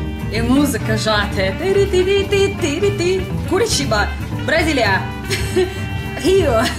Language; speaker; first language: Portuguese; non-native, learner; Russian